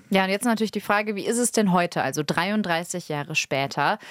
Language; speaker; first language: German; native; German